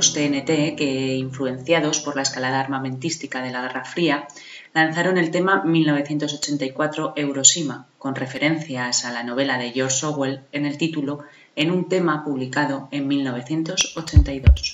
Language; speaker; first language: Spanish; native; Spanish